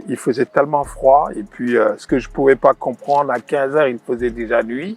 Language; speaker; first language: French; non-native, local second language; Wolof